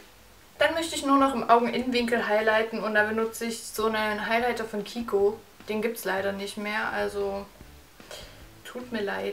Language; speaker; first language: German; native; German